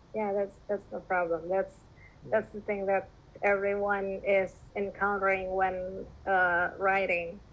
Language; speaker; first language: English; non-native, fluent; Indonesian